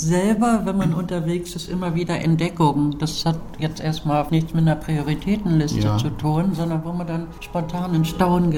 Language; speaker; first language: German; native; German